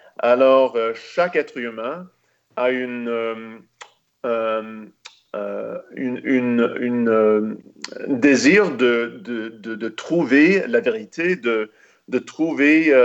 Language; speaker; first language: French; non-native, local second language; English